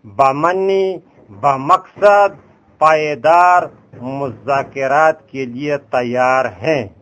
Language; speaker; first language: Urdu; non-native, local second language; Pashto